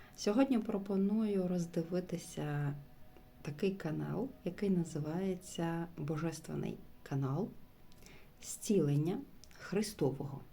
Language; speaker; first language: Ukrainian; non-native, local second language; Russian